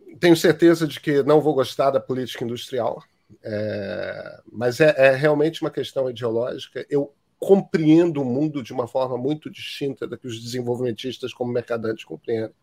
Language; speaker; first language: Portuguese; native; Portuguese